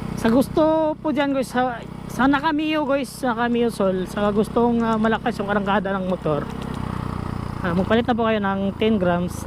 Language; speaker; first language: Filipino; non-native, local second language; Cebuano